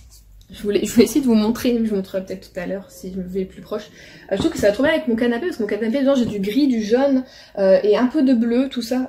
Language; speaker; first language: French; native; French